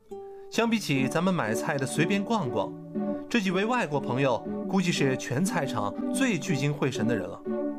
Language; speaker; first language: Chinese; native; Chinese